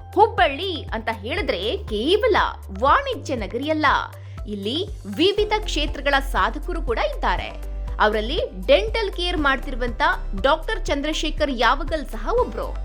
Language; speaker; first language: Kannada; native; Kannada